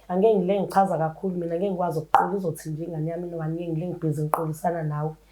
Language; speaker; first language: Zulu; native; Zulu